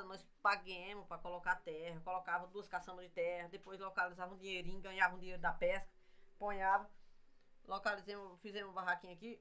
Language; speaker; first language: Portuguese; native; Portuguese